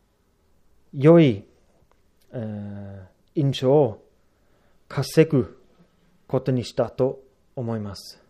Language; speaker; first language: Japanese; non-native, fluent; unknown